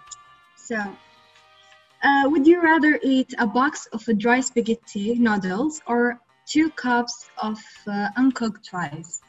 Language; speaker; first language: English; non-native, learner; Arabic